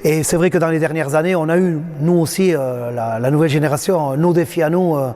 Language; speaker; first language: French; native; French